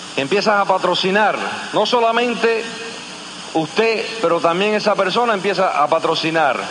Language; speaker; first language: Spanish; early bilingual, heritage; Spanish